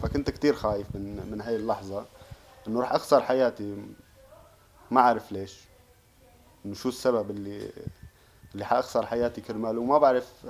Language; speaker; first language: Arabic; native; Arabic